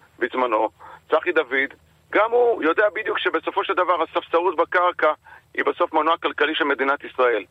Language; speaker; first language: Hebrew; native; Hebrew